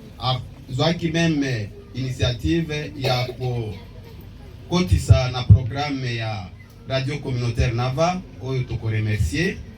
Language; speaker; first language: Lingala; non-native, local second language; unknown